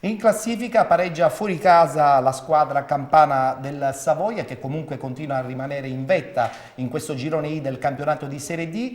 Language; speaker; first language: Italian; native; Italian